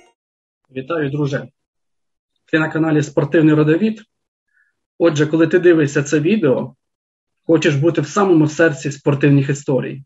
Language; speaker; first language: Ukrainian; native; Ukrainian